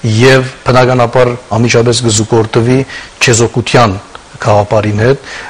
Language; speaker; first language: Armenian; early bilingual, heritage; Armenian